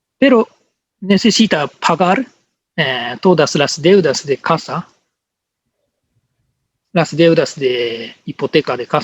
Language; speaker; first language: Spanish; non-native, learner; Japanese